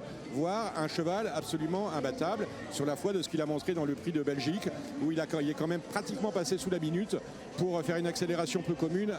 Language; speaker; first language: French; native; French